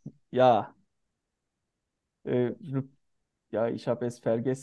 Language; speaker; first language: German; non-native, learner; Turkish